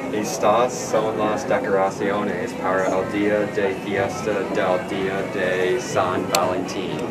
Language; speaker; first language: Spanish; non-native, learner; English